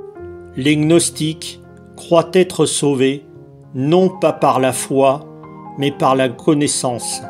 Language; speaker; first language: French; native; French